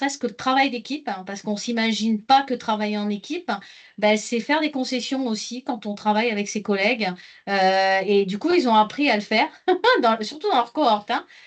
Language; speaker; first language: French; native; French